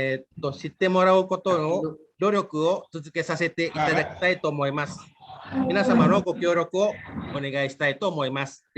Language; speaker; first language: Japanese; non-native, fluent; Indonesian